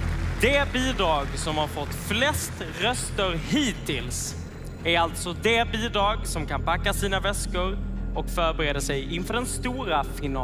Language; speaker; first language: Swedish; native; Swedish